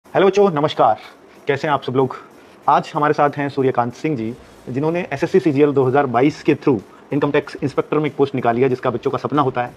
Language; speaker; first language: Hindi; native; Hindi